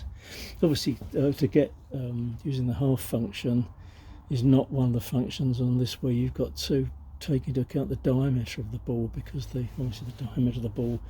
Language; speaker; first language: English; native; English